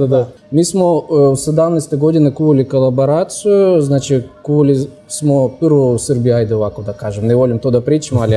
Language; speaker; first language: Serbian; non-native, fluent; Russian